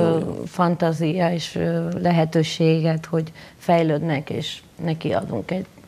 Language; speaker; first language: Hungarian; non-native, learner; Spanish